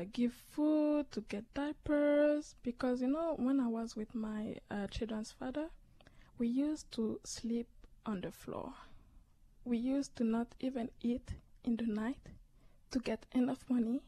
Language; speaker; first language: English; native; English